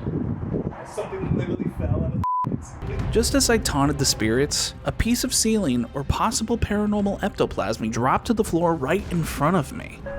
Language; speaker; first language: English; native; English